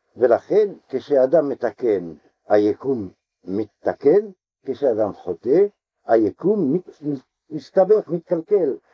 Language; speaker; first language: Hebrew; non-native, fluent; French